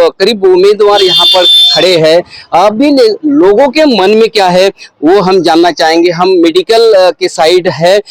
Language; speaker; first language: Hindi; non-native, local second language; Marathi